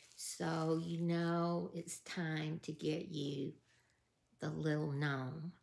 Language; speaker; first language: English; native; English